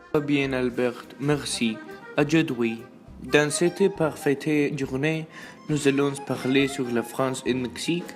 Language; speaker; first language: French; non-native, learner; Spanish